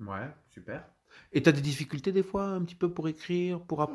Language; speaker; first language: French; native; French